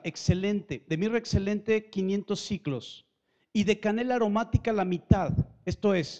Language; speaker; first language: Spanish; native; Spanish